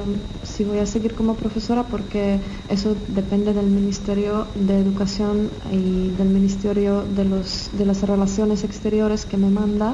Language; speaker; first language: Spanish; non-native, fluent; Czech